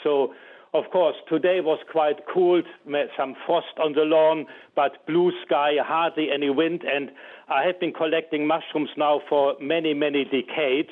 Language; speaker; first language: English; non-native, fluent; German